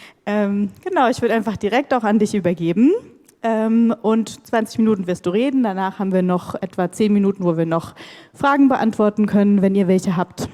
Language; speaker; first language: German; native; German